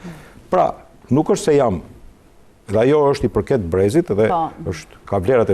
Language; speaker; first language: Albanian; native; Albanian